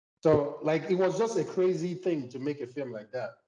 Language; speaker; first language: English; non-native, local second language; Igbo